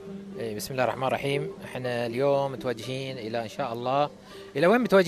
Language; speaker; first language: Arabic; native; Arabic